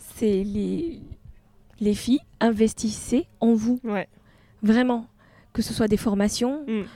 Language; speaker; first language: French; non-native, local second language; Arabic